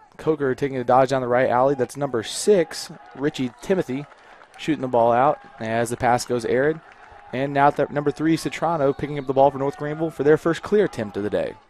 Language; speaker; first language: English; native; English